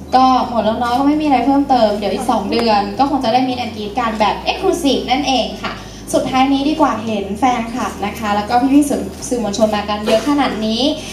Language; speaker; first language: Thai; native; Thai